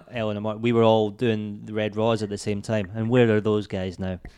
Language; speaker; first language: English; native; English